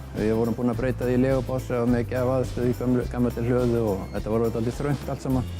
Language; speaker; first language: Icelandic; native; Icelandic